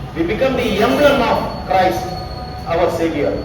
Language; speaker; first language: English; non-native, local second language; Tamil